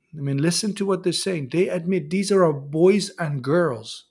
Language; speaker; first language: English; non-native, fluent; Persian